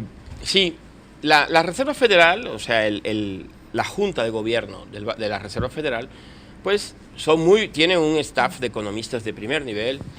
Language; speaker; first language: Spanish; native; Spanish